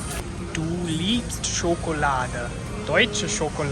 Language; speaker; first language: German; non-native, learner; English